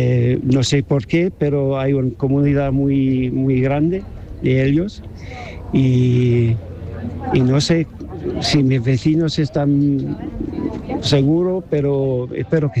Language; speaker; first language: Spanish; non-native, fluent; English